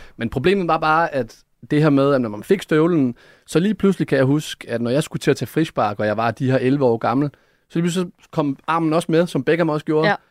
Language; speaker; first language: Danish; early bilingual, other home language; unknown